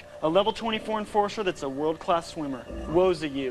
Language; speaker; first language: English; native; English